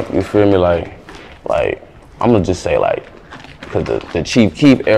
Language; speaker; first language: English; native; English